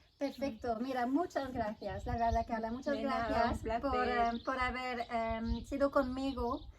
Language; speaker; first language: Spanish; non-native, fluent; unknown